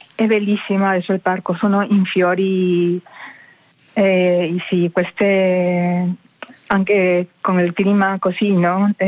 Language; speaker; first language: Italian; non-native, fluent; Spanish